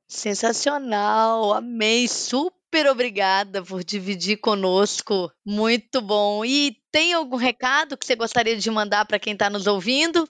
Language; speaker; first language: Portuguese; native; Portuguese